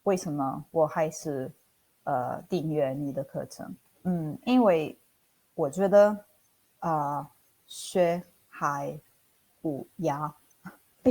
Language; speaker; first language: Chinese; non-native, fluent; Italian